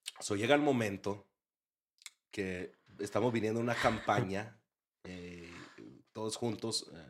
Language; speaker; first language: Spanish; early bilingual, heritage; Spanish